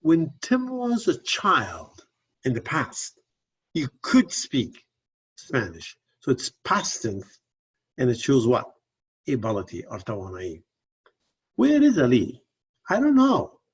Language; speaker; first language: English; non-native, fluent; Persian